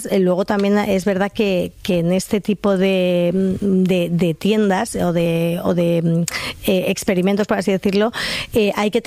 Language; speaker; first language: Spanish; native; Spanish